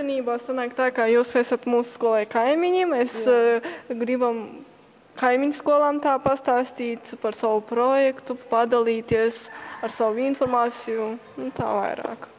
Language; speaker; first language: Latvian; native; Latvian